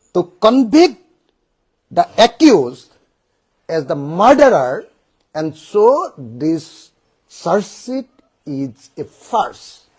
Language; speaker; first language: English; non-native, local second language; Assamese